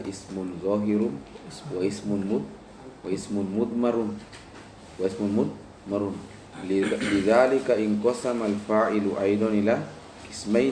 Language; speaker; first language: Arabic; non-native, fluent; Indonesian